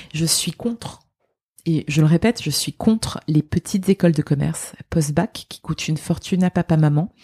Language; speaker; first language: French; native; French